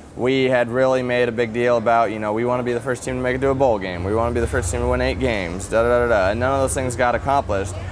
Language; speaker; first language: English; native; English